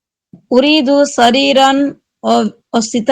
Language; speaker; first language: Arabic; non-native, learner; Bangla